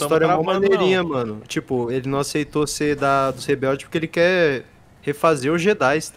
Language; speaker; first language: Portuguese; native; Portuguese